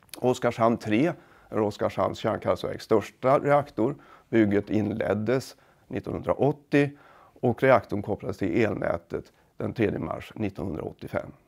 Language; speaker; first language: Swedish; native; Swedish